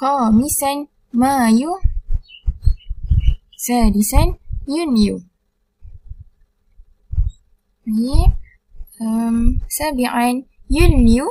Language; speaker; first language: Arabic; non-native, learner; Malay